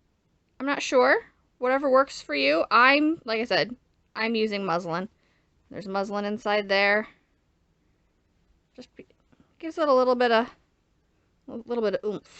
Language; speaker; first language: English; native; English